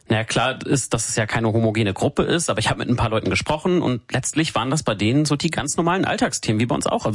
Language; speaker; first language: German; native; German